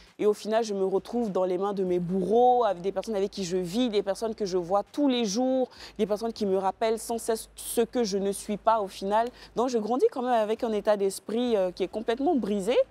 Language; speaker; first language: French; native; French